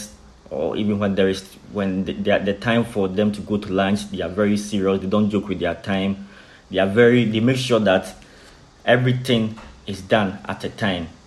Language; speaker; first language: English; non-native, local second language; Akan